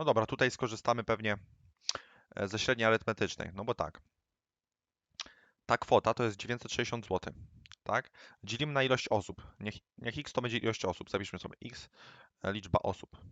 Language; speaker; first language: Polish; native; Polish